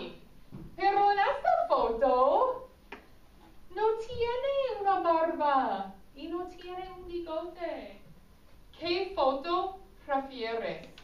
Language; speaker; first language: Spanish; non-native, fluent; English